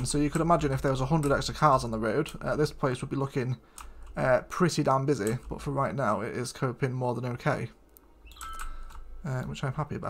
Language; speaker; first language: English; native; English